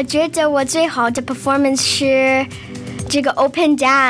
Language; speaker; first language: Chinese; early bilingual, other home language; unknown